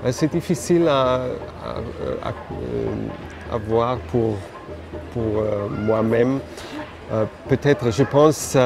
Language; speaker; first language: French; non-native, fluent; German